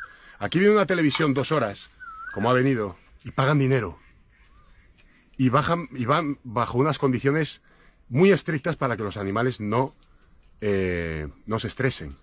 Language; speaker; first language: Spanish; native; Spanish